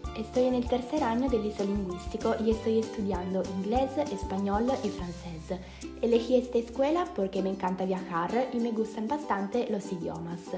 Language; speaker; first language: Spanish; non-native, learner; Italian